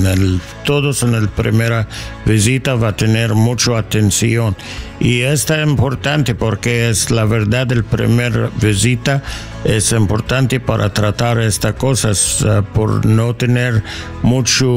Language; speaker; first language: Spanish; non-native, learner; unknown